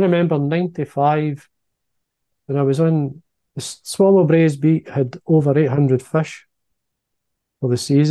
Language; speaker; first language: English; native; English